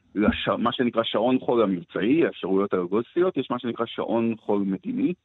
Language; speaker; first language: Hebrew; non-native, fluent; Russian